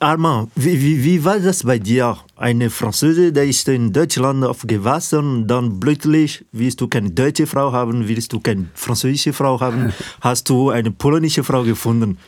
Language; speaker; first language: German; non-native, fluent; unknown